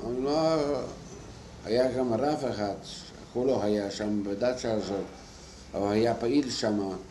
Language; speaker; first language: Hebrew; non-native, fluent; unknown